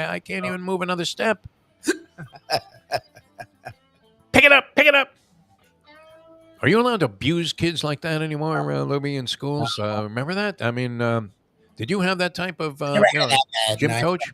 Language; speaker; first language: English; native; English